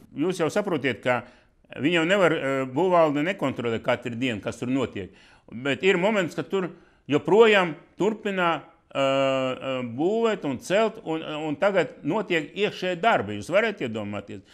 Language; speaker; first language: Latvian; non-native, local second language; Russian